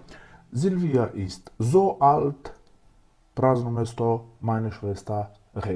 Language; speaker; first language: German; non-native, fluent; Macedonian